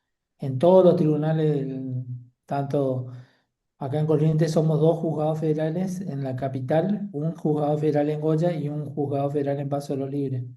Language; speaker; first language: Spanish; native; Spanish